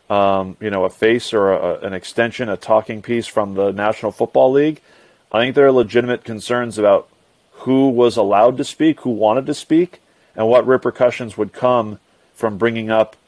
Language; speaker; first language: English; native; English